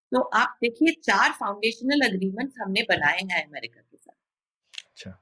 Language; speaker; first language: Hindi; non-native, local second language; Bangla